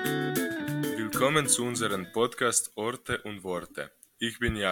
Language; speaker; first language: German; non-native, learner; Croatian